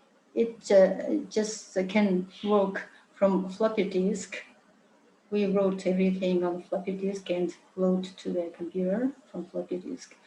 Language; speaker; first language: English; non-native, learner; Mongolian